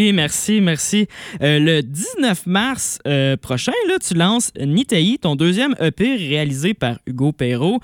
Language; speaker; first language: French; native; French